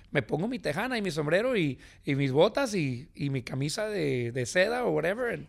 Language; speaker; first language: Spanish; early bilingual, heritage; Spanish